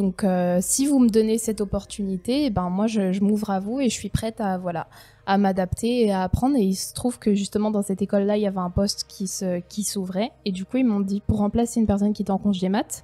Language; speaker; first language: French; native; French